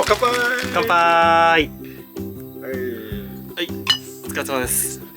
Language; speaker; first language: Japanese; native; Japanese